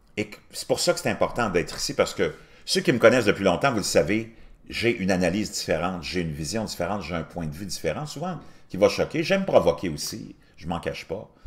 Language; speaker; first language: French; native; French